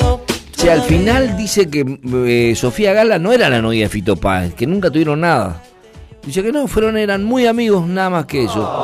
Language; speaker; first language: Spanish; native; Spanish